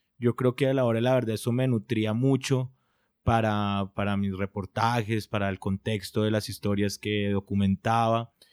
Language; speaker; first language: Spanish; native; Spanish